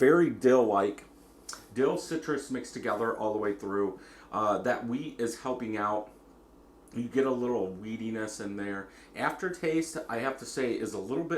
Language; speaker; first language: English; native; English